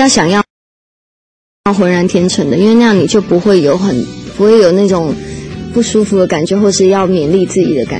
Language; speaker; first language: Chinese; native; Chinese